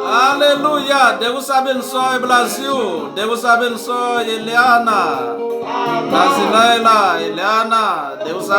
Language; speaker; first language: Portuguese; non-native, learner; Haitian Creole